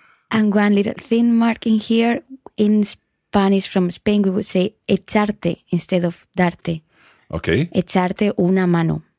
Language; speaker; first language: English; non-native, fluent; Spanish